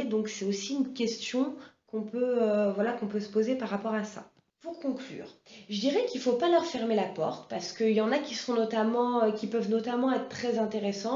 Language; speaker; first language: French; native; French